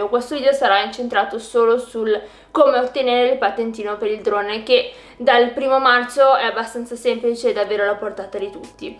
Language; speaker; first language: Italian; native; Italian